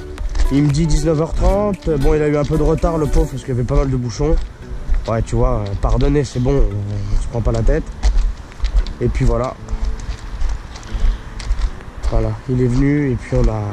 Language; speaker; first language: French; native; French